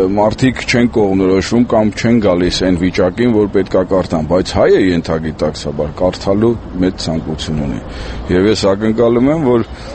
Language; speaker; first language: Armenian; native; Armenian